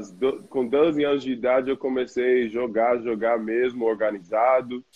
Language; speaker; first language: Portuguese; non-native, fluent; English